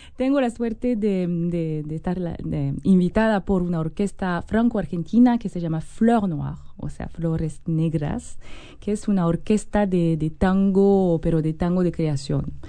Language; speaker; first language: Spanish; non-native, fluent; French